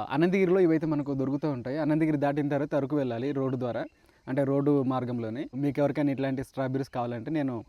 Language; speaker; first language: Telugu; native; Telugu